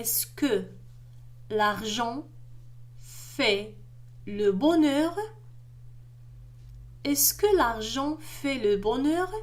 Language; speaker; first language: French; non-native, local second language; Arabic